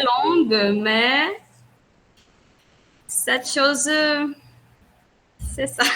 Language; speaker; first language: French; non-native, learner; Portuguese